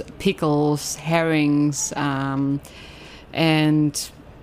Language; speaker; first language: English; non-native, fluent; Danish